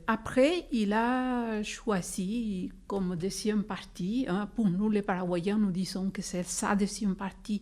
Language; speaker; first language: French; non-native, fluent; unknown